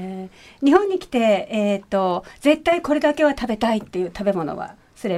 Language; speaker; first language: Japanese; native; Japanese